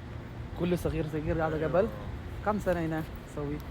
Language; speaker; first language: Arabic; non-native, learner; Malayalam